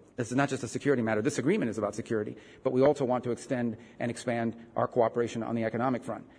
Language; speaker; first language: English; early bilingual, other home language; Spanish